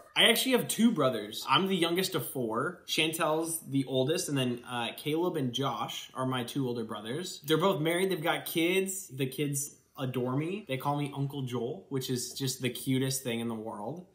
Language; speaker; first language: English; native; English